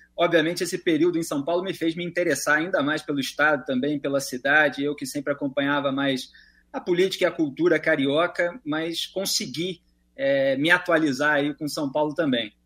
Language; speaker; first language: Portuguese; native; Portuguese